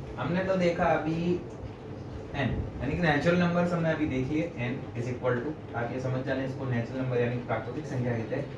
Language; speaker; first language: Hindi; non-native, local second language; Gujarati